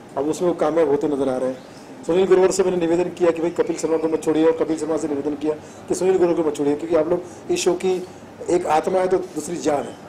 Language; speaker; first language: Hindi; native; Hindi